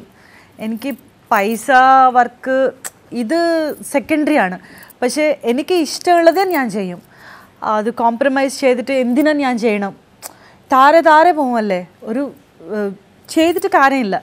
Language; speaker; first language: Malayalam; non-native, fluent; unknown